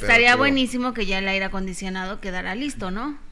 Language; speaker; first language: Spanish; native; Spanish